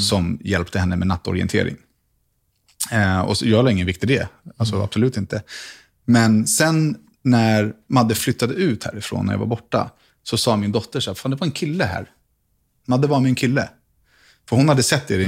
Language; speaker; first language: Swedish; native; Swedish